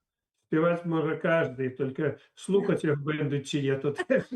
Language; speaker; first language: Polish; non-native, learner; Belarusian